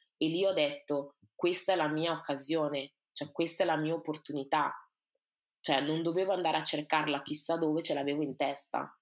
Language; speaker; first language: Italian; early bilingual, other home language; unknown